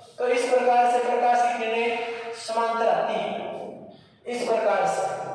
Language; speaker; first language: Hindi; native; Hindi